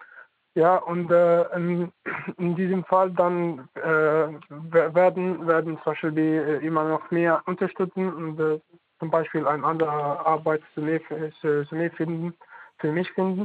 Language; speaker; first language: German; non-native, learner; Arabic